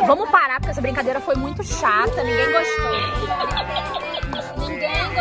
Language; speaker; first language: Portuguese; native; Portuguese